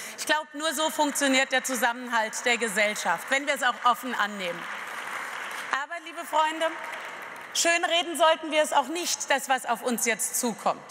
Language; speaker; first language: German; native; German